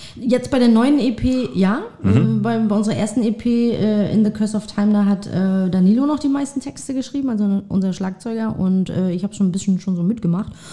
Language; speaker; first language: German; native; German